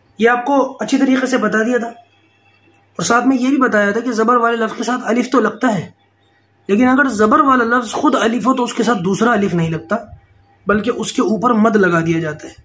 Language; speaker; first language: Urdu; native; Urdu